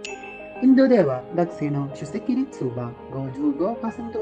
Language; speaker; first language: Japanese; non-native, learner; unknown